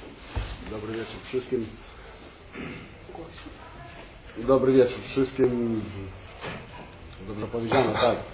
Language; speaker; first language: Polish; non-native, fluent; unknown